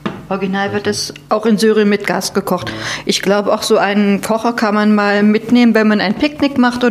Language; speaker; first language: German; native; German